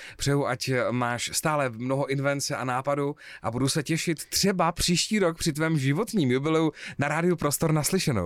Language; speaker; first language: Czech; native; Czech